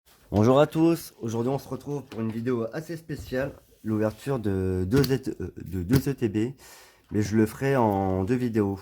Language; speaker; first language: French; native; French